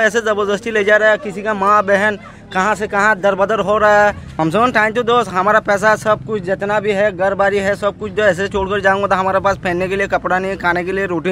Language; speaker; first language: Hindi; non-native, learner; Rohingya